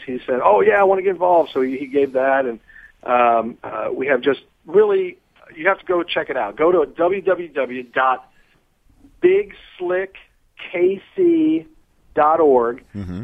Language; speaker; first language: English; native; English